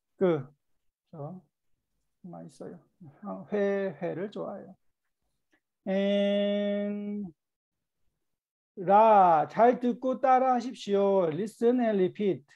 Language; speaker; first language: Korean; native; Korean